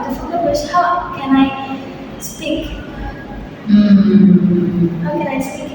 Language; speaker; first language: English; non-native, learner; Indonesian